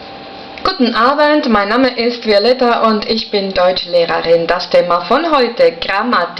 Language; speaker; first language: German; non-native, fluent; Spanish